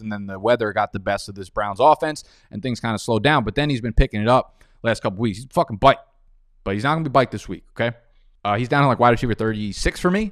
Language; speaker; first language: English; native; English